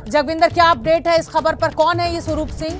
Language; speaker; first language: Hindi; native; Hindi